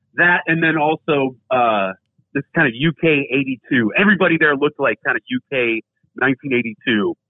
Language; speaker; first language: English; native; English